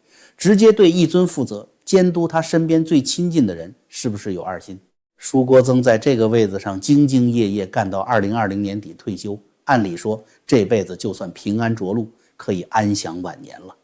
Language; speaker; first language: Chinese; native; Chinese